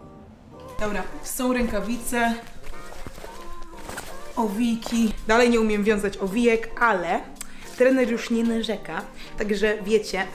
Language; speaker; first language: Polish; native; Polish